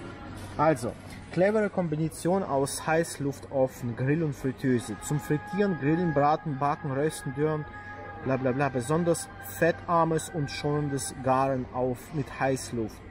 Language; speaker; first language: German; native; German